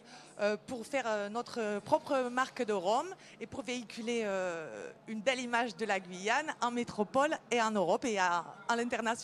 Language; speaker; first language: French; native; French